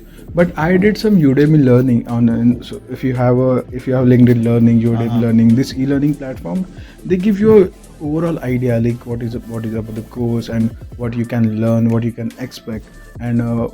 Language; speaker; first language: English; non-native, local second language; Hindi